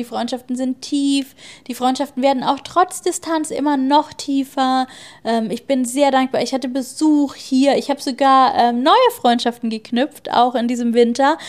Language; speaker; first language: German; native; German